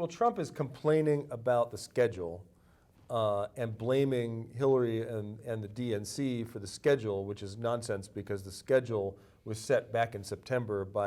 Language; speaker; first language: English; native; English